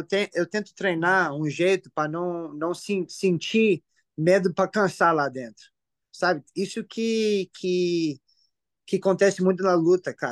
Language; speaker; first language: Portuguese; early bilingual, heritage; English